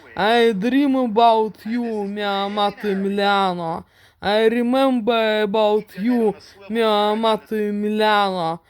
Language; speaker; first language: English; non-native, learner; Russian